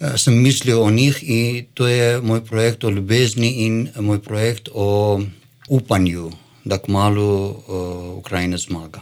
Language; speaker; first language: Slovenian; non-native, fluent; Armenian